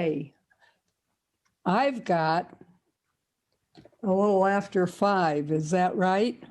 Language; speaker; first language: English; native; English